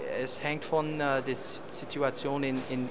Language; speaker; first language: German; non-native, learner; English